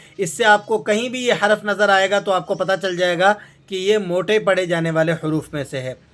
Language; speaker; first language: Urdu; native; Urdu